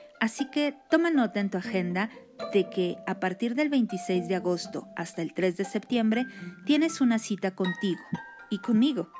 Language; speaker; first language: Spanish; native; Spanish